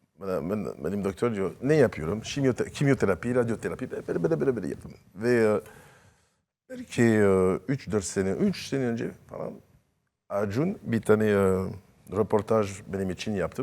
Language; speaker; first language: Turkish; non-native, learner; French